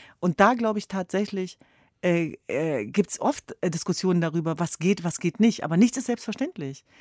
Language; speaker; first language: German; early bilingual, other home language; Kurdish